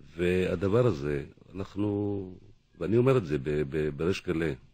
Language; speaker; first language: Hebrew; non-native, local second language; Arabic